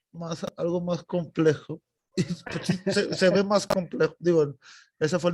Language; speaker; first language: Spanish; native; Spanish